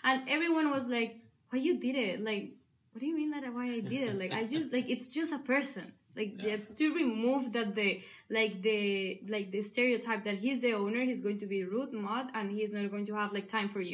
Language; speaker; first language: English; non-native, learner; Spanish